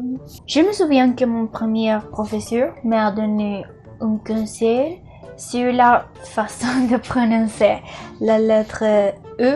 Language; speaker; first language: French; non-native, learner; Spanish